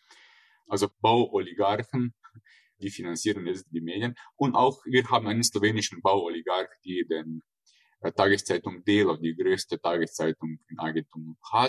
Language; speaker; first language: German; non-native, fluent; Slovenian